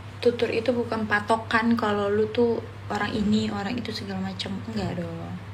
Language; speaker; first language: Indonesian; native; Indonesian